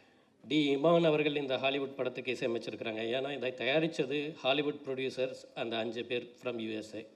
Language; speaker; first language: Tamil; native; Tamil